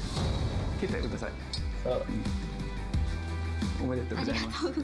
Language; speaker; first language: Japanese; non-native, learner; Korean